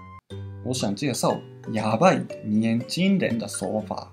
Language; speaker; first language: Chinese; non-native, fluent; Japanese